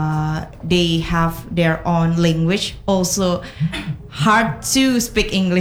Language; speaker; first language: English; non-native, learner; Indonesian